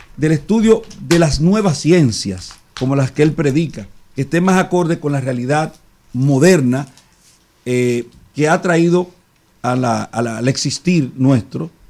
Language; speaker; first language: Spanish; native; Spanish